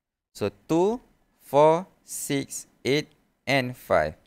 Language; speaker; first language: English; non-native, local second language; Malay